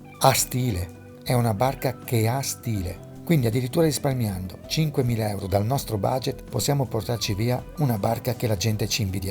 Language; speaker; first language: Italian; native; Italian